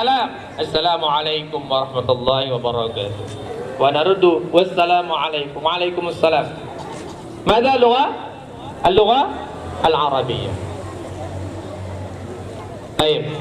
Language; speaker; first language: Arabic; non-native, learner; Indonesian